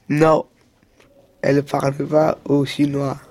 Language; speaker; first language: French; early bilingual, other home language; Chinese